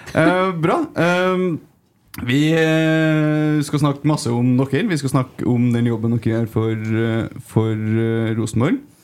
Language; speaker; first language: Norwegian; native; Norwegian